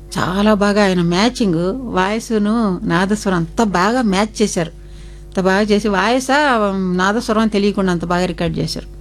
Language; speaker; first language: Telugu; native; Telugu